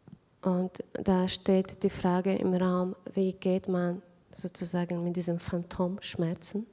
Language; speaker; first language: German; non-native, fluent; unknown